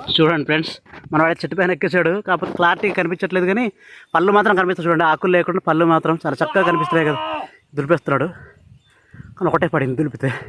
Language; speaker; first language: Telugu; non-native, local second language; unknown